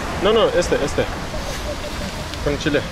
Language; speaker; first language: Spanish; non-native, learner; English